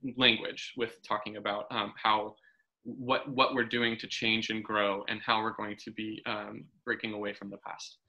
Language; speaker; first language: English; native; English